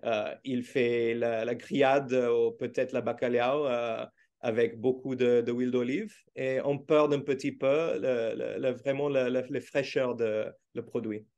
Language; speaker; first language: French; non-native, fluent; Portuguese